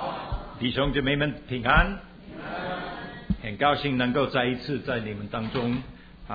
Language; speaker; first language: Chinese; early bilingual, heritage; Chinese